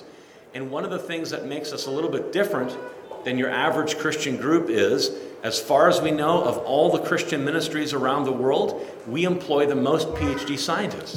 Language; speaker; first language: English; native; English